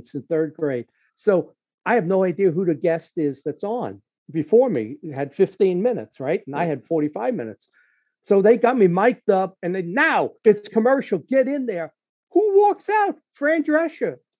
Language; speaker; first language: English; native; English